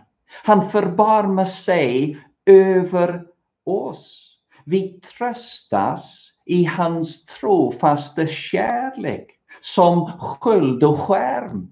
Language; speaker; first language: Swedish; non-native, fluent; English